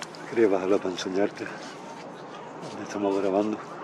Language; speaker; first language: Spanish; early bilingual, heritage; Spanish